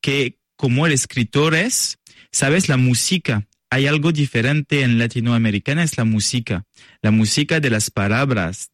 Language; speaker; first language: Spanish; non-native, learner; French